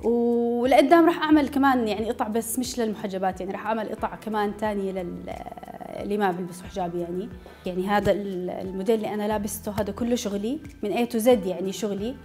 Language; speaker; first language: Arabic; native; Arabic